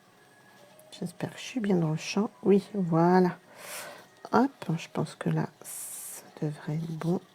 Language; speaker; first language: French; native; French